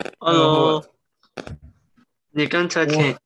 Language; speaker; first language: Chinese; early bilingual, heritage; Chinese